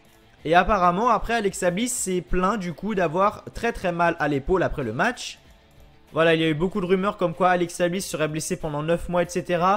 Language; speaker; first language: French; native; French